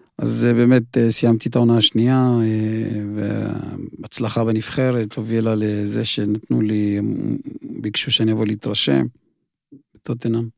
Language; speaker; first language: Hebrew; non-native, fluent; Russian